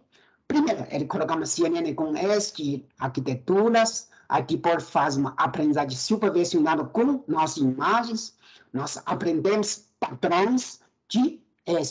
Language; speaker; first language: Portuguese; non-native, fluent; Chinese